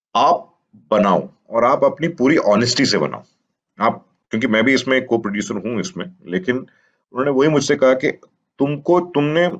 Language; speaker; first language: Hindi; native; Hindi